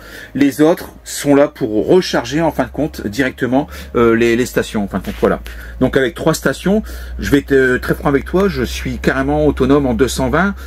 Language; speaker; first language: French; native; French